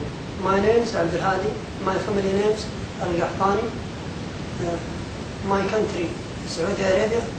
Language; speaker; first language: English; non-native, learner; Arabic